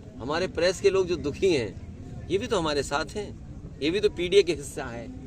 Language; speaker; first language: Hindi; native; Hindi